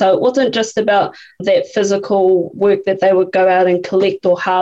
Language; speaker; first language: English; native; English